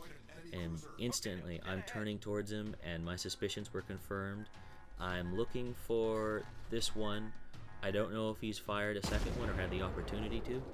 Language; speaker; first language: English; native; English